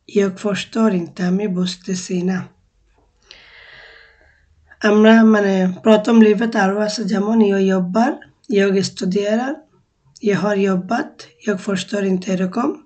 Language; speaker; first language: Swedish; non-native, fluent; Bangla